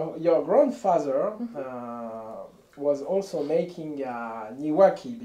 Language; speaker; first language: English; non-native, learner; French